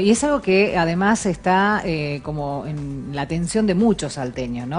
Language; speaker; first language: Spanish; native; Spanish